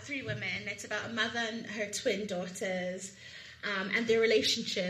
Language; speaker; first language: English; non-native, local second language; Yoruba